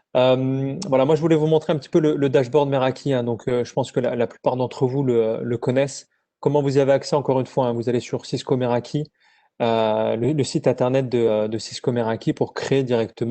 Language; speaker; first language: French; native; French